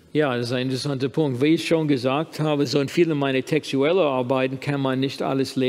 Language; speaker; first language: German; non-native, fluent; English